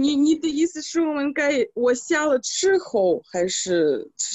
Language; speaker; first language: Chinese; non-native, fluent; Russian